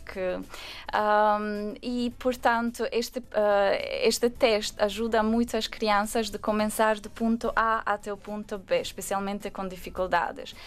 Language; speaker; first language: Portuguese; non-native, fluent; Albanian